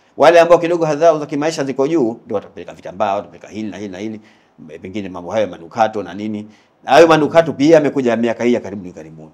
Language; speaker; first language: Swahili; native; Swahili